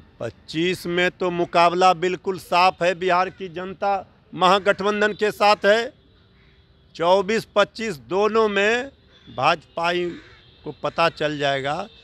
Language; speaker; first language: Hindi; native; Hindi